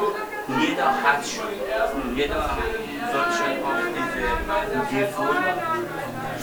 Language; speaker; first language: German; non-native, learner; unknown